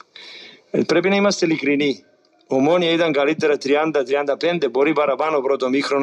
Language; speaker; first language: Greek; non-native, fluent; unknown